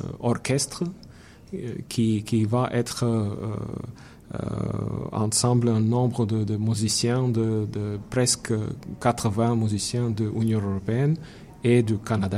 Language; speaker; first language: French; non-native, fluent; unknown